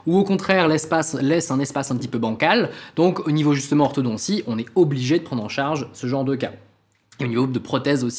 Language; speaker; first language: French; native; French